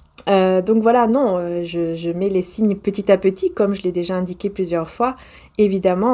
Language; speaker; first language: French; native; French